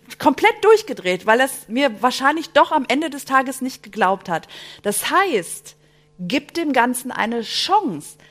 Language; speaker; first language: German; early bilingual, other home language; Greek